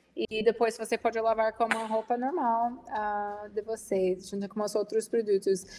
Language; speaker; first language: Portuguese; non-native, fluent; English